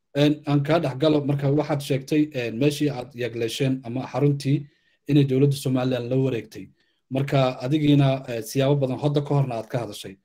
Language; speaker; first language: Somali; native; Somali